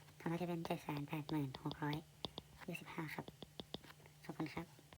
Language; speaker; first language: Thai; native; Thai